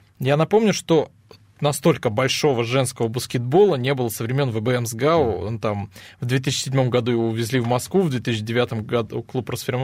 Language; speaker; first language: Russian; native; Russian